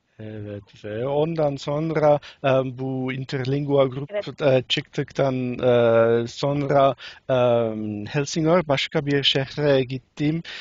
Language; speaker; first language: Turkish; non-native, learner; English